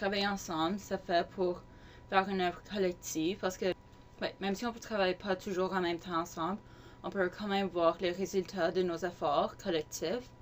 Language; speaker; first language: French; non-native, local second language; English